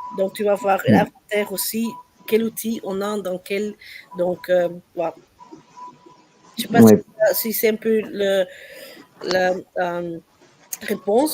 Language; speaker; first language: French; non-native, learner; Dutch